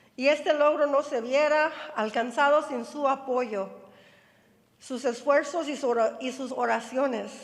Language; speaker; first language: Spanish; early bilingual, heritage; Spanish